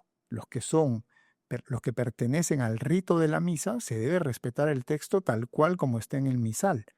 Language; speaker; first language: Spanish; native; Spanish